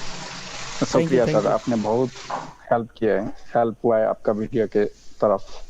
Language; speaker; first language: Hindi; non-native, learner; Nepali